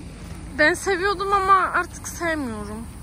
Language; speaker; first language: Turkish; early bilingual, heritage; Turkish